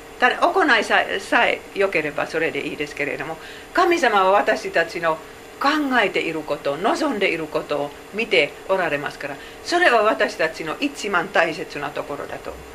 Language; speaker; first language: Japanese; non-native, fluent; Finnish